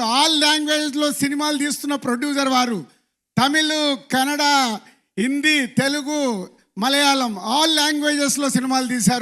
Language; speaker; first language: Telugu; native; Telugu